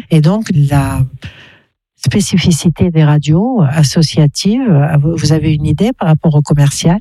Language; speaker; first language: French; native; French